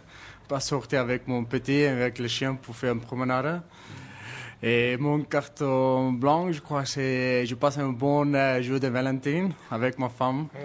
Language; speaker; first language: French; non-native, learner; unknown